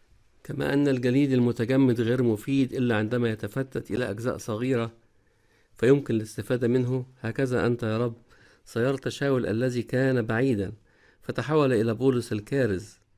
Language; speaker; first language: Arabic; native; Arabic